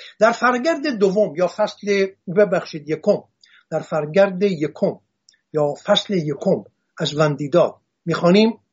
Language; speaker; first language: Persian; non-native, local second language; Assyrian Neo-Aramaic